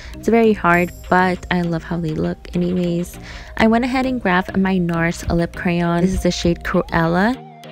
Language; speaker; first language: English; early bilingual, other home language; Spanish